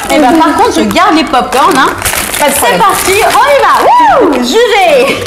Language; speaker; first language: French; native; French